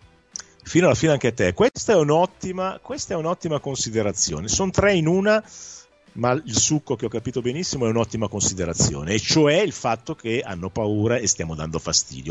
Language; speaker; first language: Italian; native; Italian